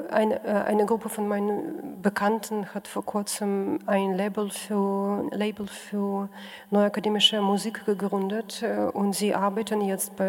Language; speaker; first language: German; non-native, fluent; Russian